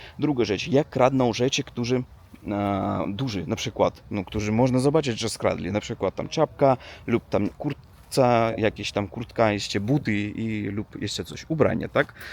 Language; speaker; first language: Polish; non-native, learner; Russian